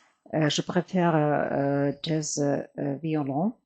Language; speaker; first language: French; non-native, fluent; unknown